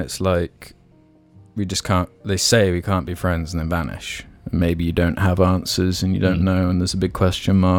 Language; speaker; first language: English; native; English